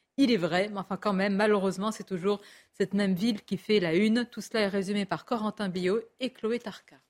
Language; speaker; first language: French; native; French